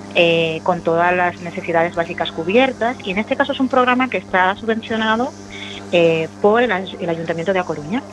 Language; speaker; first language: Spanish; native; Spanish